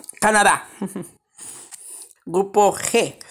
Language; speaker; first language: Spanish; early bilingual, heritage; Spanish